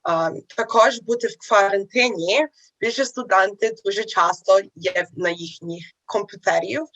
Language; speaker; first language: Ukrainian; early bilingual, heritage; Ukrainian